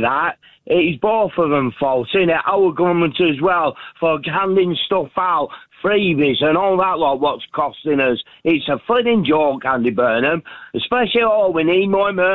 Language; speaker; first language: English; native; English